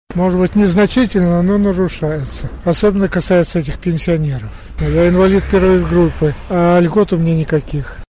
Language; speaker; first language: Russian; native; Russian